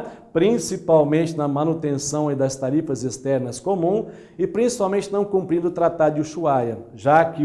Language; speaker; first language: Portuguese; native; Portuguese